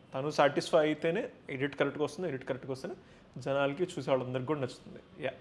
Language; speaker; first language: Telugu; native; Telugu